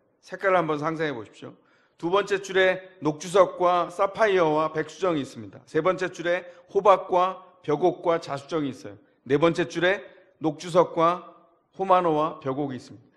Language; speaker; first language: Korean; native; Korean